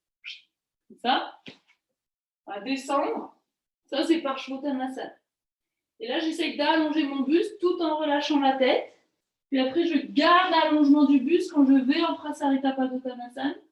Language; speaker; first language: French; native; French